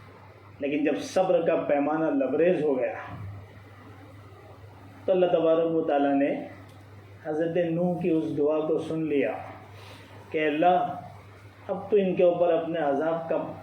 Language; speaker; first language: Urdu; native; Urdu